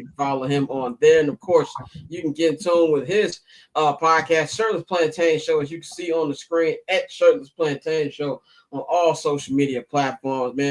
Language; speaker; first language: English; native; English